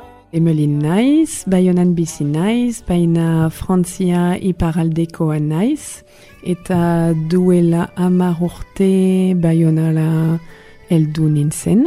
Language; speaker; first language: Basque; non-native, learner; French